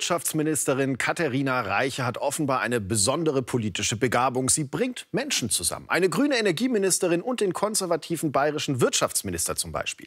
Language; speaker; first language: German; native; German